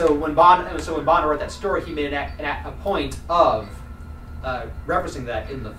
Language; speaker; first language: English; native; English